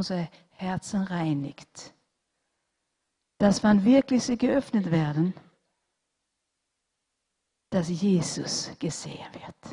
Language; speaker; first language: German; non-native, fluent; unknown